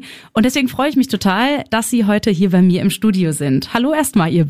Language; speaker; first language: German; native; German